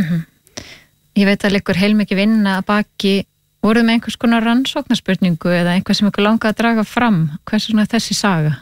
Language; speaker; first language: Icelandic; native; Icelandic